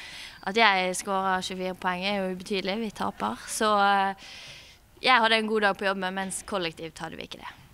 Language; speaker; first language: Norwegian; native; Norwegian